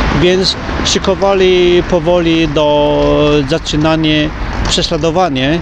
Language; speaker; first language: Polish; non-native, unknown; Chinese